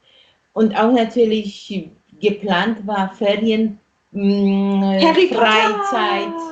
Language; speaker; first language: German; non-native, fluent; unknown